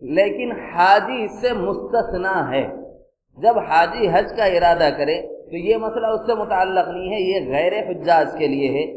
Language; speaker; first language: Urdu; native; Urdu